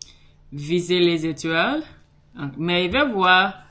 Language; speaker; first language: French; non-native, learner; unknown